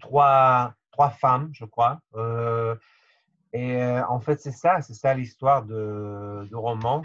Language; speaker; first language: French; non-native, fluent; Hebrew